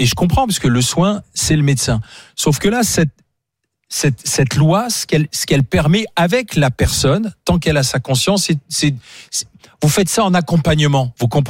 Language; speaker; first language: French; native; French